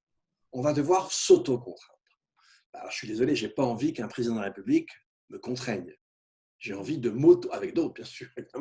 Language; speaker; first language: French; native; French